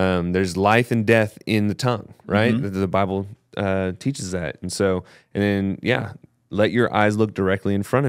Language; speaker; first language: English; native; English